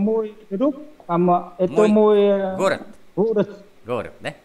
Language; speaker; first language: Russian; non-native, learner; Vietnamese